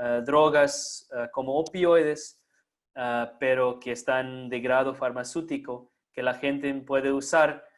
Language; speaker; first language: Spanish; non-native, fluent; English